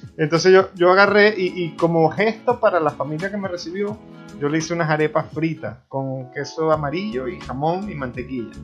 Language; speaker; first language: Spanish; native; Spanish